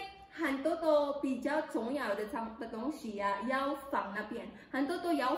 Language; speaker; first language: Chinese; non-native, learner; Filipino